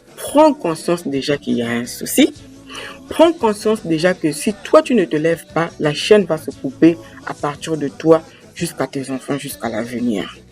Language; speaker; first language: French; native; French